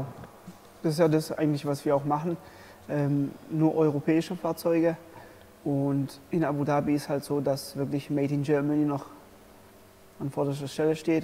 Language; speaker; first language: German; early bilingual, other home language; Polish